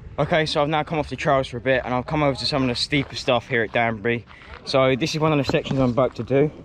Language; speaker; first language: English; native; English